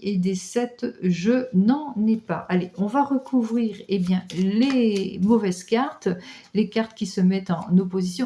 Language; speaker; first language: French; native; French